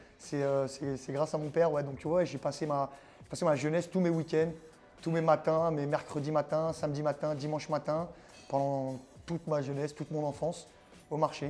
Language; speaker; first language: French; native; French